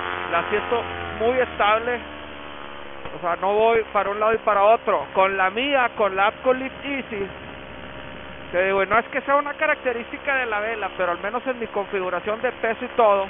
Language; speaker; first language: Spanish; native; Spanish